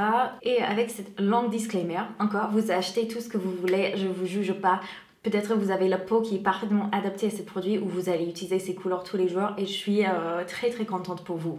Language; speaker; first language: French; non-native, fluent; English